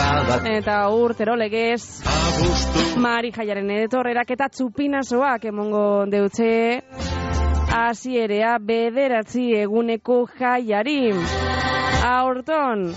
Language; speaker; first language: Basque; native; Basque